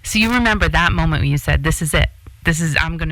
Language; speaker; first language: English; native; English